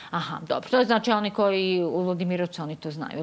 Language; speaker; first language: Croatian; native; Croatian